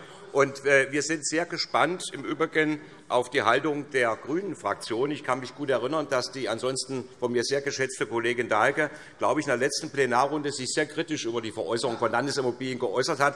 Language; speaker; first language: German; native; German